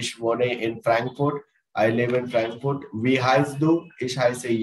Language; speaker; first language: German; non-native, learner; Hindi